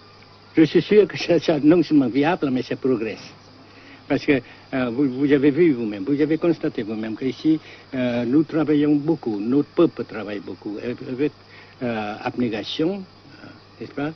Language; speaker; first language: French; non-native, local second language; Vietnamese